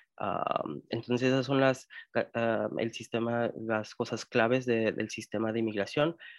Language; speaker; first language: Spanish; early bilingual, heritage; Spanish